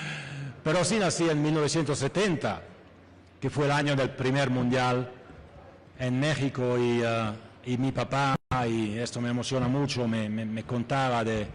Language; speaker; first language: Spanish; non-native, fluent; Italian